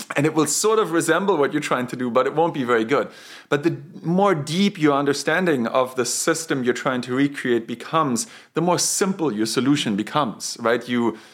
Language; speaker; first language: English; non-native, fluent; German